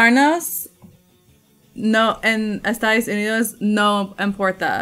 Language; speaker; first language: Spanish; non-native, learner; English